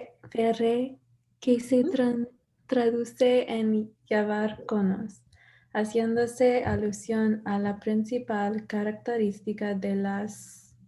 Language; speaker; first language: Spanish; non-native, learner; English